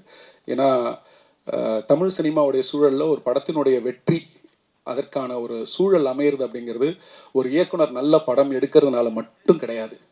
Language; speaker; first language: Tamil; native; Tamil